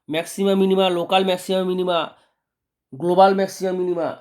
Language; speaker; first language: Hindi; non-native, local second language; Bangla